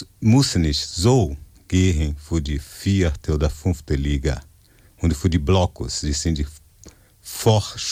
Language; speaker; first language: German; non-native, fluent; Portuguese